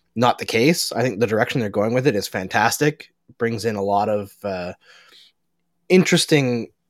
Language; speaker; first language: English; native; English